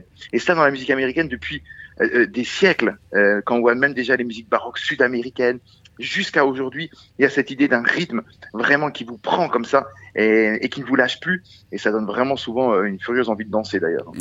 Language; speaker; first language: French; native; French